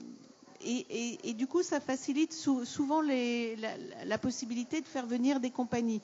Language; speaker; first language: French; native; French